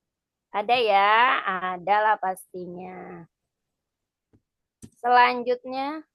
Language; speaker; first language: Indonesian; native; Indonesian